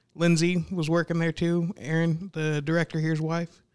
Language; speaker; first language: English; native; English